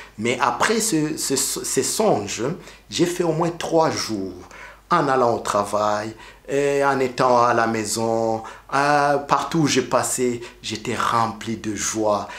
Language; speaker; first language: French; non-native, local second language; Kinyarwanda